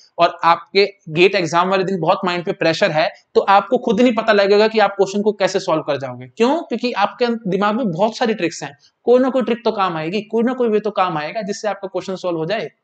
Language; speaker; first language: Hindi; native; Hindi